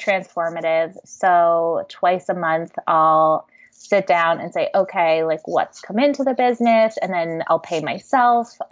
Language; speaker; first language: English; native; English